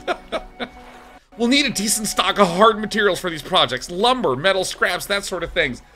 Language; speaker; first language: English; native; English